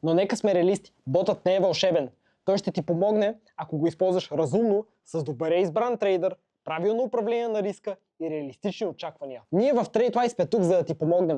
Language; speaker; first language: Bulgarian; native; Bulgarian